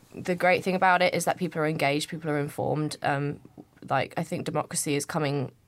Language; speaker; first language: English; native; English